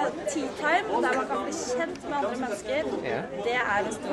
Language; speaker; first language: Norwegian; native; Norwegian